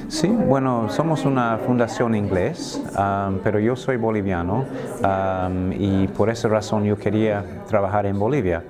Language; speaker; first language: Spanish; non-native, fluent; English